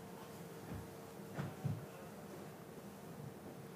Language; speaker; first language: Norwegian; native; Norwegian